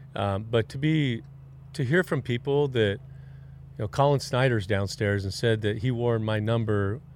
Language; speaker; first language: English; native; English